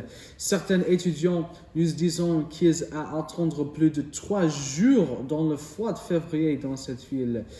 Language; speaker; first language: French; non-native, learner; English